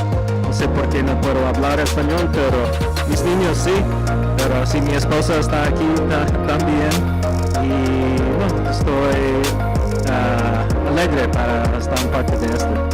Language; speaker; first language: Spanish; non-native, learner; English